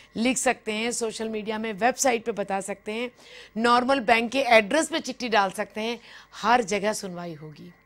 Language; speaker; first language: Hindi; native; Hindi